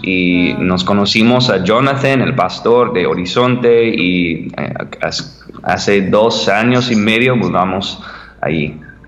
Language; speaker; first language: Spanish; non-native, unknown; English